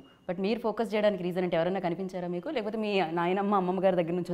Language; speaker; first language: Telugu; native; Telugu